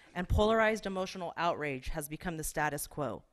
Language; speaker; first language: English; native; English